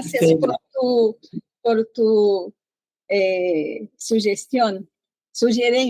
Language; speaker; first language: Spanish; non-native, learner; Portuguese